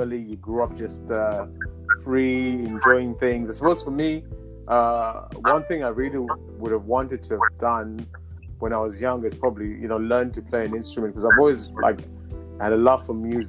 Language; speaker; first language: English; non-native, local second language; Shona